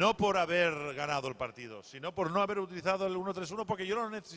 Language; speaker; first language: Spanish; native; Spanish